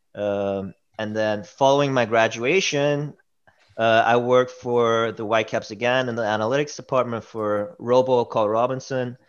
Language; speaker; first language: English; early bilingual, other home language; German